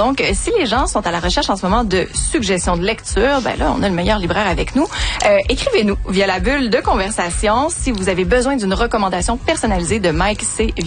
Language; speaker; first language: French; native; French